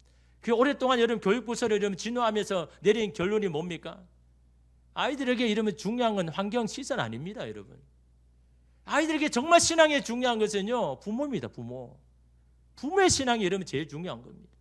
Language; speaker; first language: Korean; native; Korean